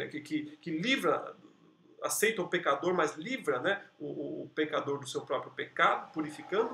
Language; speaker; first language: Portuguese; native; Portuguese